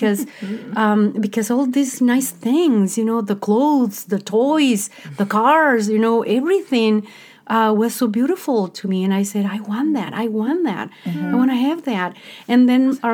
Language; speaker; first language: English; non-native, fluent; Spanish